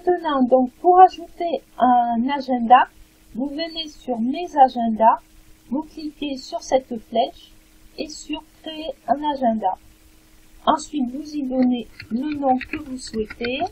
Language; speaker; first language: French; native; French